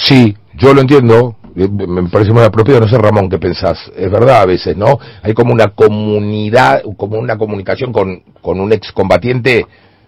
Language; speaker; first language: Spanish; native; Spanish